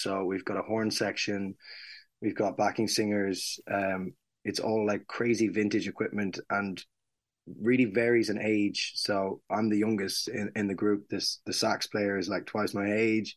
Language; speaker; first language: English; native; English